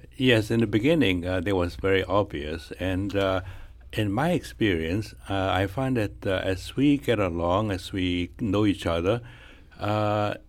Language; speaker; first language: English; non-native, fluent; Chinese